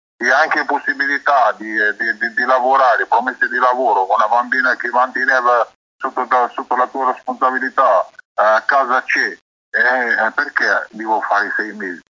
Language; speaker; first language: Italian; non-native, learner; Arabic